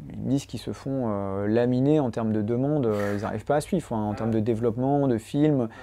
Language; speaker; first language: French; native; French